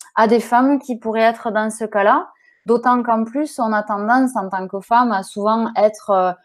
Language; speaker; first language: French; native; French